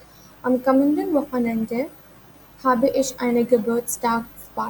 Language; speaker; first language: German; non-native, fluent; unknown